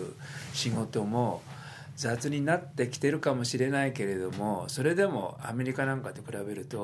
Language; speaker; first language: Japanese; native; Japanese